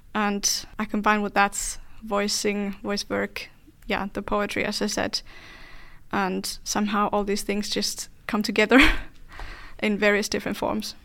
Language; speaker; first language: English; non-native, fluent; Finnish